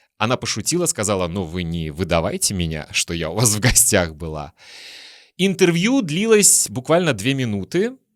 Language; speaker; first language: Russian; native; Russian